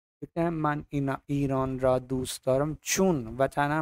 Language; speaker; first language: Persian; non-native, fluent; Urdu